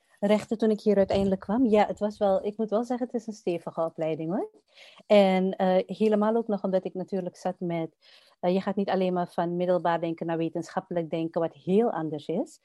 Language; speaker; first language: Dutch; native; Dutch